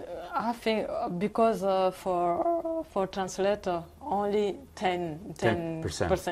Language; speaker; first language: English; non-native, learner; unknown